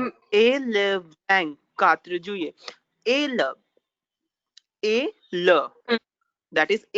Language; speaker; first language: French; non-native, learner; Hindi